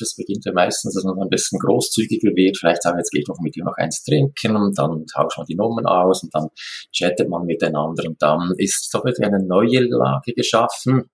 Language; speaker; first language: German; native; German